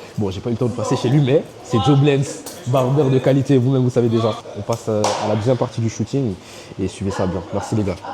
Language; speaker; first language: French; native; French